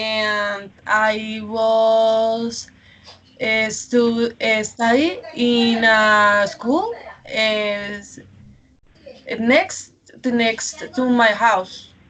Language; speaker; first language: English; non-native, learner; Spanish